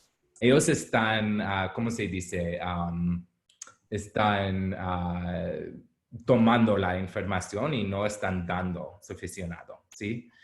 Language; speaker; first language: Spanish; non-native, learner; English